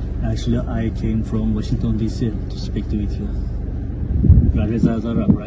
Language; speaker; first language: English; non-native, learner; Turkish